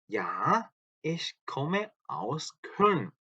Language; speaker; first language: German; non-native, fluent; Korean